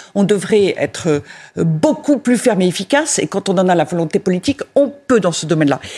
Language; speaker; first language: French; native; French